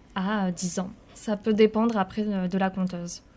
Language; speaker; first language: French; native; French